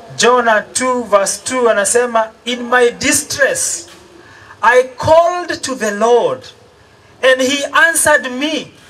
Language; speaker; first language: English; non-native, local second language; Swahili